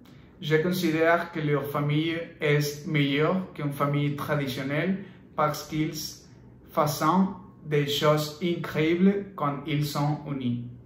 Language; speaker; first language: French; non-native, learner; Spanish